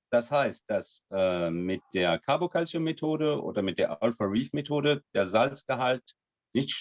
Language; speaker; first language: German; non-native, fluent; French